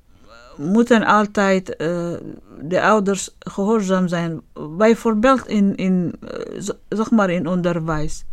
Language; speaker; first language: Dutch; non-native, learner; Arabic